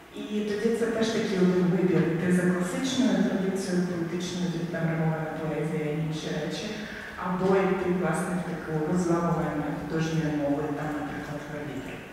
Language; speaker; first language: Polish; non-native, learner; Ukrainian